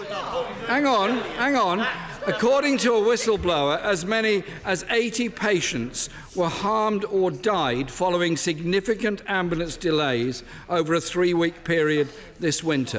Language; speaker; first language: English; native; English